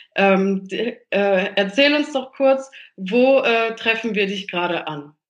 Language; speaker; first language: German; early bilingual, other home language; Italian